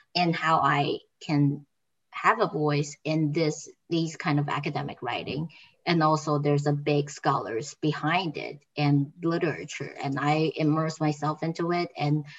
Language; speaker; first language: English; non-native, fluent; Chinese